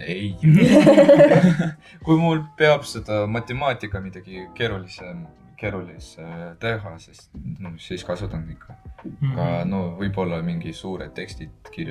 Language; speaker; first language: Estonian; non-native, local second language; Russian